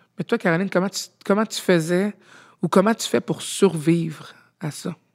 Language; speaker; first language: French; native; French